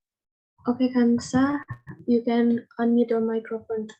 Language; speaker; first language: English; non-native, learner; Indonesian